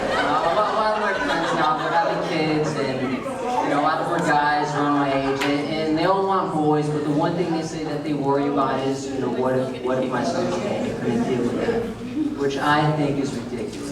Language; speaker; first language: English; native; English